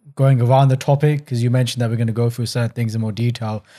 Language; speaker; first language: English; native; English